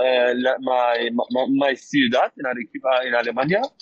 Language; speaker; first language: Spanish; non-native, learner; German